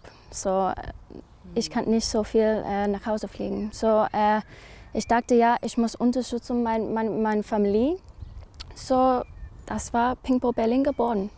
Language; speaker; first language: German; non-native, learner; English